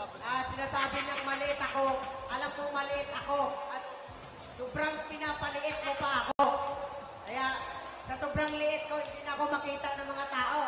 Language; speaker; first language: Filipino; non-native, local second language; Cebuano